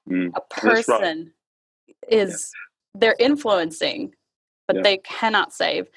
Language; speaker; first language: English; native; English